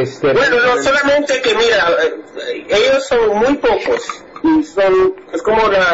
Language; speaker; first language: Spanish; non-native, fluent; English